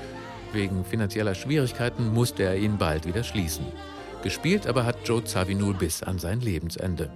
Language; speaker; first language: German; native; German